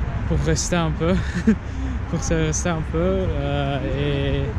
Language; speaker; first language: French; non-native, learner; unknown